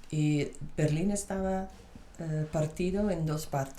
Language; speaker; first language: Spanish; non-native, fluent; Dutch